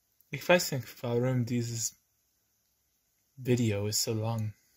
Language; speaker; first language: German; non-native, learner; English